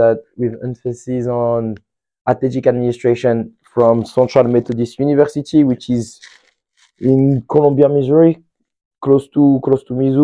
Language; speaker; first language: English; non-native, fluent; French